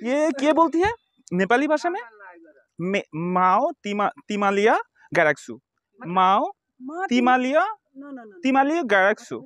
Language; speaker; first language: Hindi; non-native, learner; Bangla